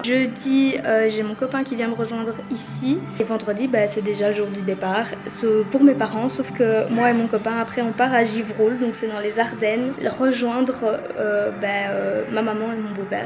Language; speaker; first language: French; native; French